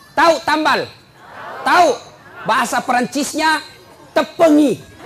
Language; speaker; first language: Indonesian; non-native, local second language; Buginese